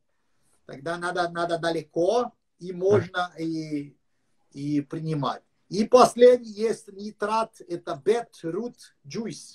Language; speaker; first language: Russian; non-native, learner; English